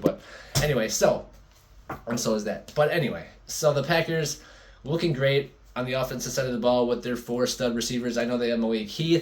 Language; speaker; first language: English; native; English